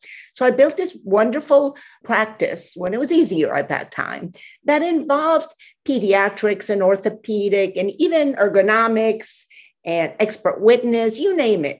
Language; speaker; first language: English; non-native, fluent; Spanish